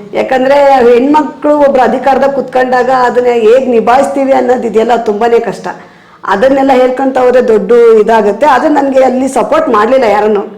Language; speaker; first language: Kannada; native; Kannada